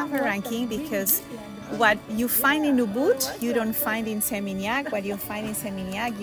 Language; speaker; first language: English; non-native, fluent; Spanish